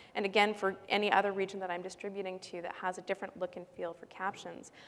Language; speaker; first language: English; native; English